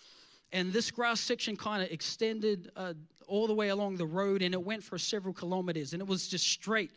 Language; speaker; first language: English; native; English